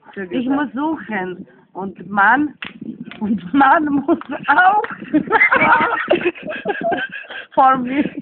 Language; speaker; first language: German; non-native, learner; Slovak